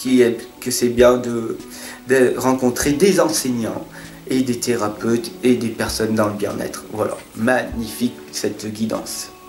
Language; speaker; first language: French; native; French